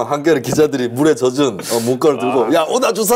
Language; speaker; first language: Korean; native; Korean